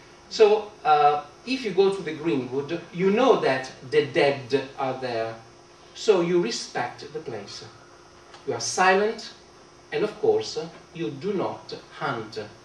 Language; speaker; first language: English; non-native, fluent; Italian